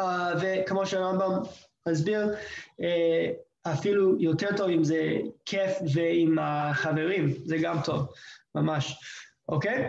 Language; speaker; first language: Hebrew; non-native, fluent; English